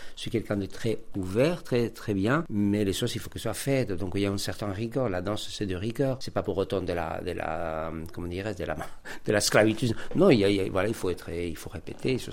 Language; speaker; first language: French; non-native, fluent; Spanish